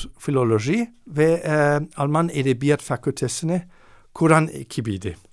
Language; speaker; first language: Turkish; non-native, fluent; German